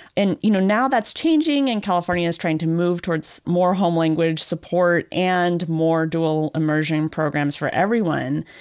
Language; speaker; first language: English; native; English